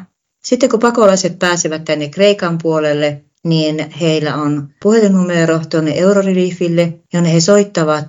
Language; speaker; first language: Finnish; native; Finnish